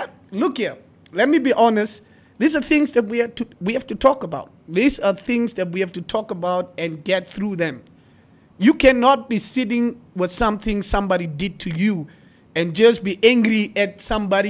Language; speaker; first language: English; non-native, local second language; Afrikaans